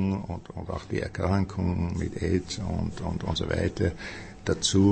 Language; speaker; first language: German; non-native, fluent; Persian